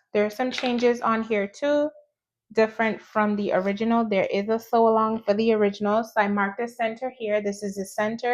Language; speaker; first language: English; native; English